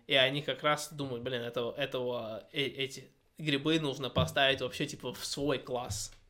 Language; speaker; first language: Russian; early bilingual, heritage; Russian